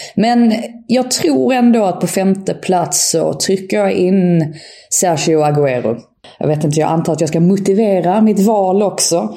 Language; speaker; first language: Swedish; native; Swedish